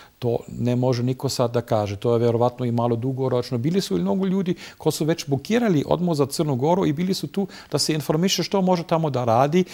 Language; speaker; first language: Bosnian; non-native, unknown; German